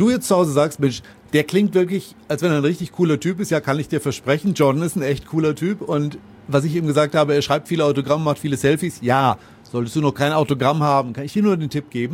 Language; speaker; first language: German; native; German